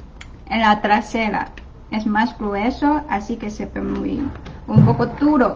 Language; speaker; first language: Spanish; non-native, learner; Chinese